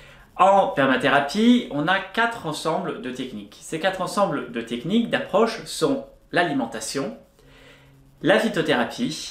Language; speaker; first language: French; native; French